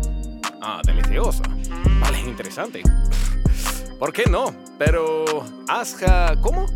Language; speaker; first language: Spanish; non-native, learner; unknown